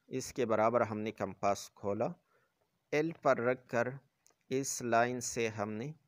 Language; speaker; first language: Urdu; non-native, local second language; Pashto